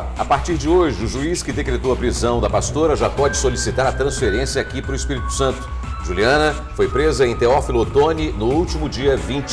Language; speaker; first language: Portuguese; native; Portuguese